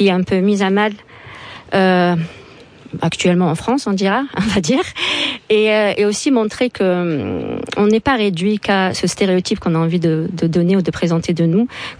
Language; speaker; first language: French; non-native, local second language; Arabic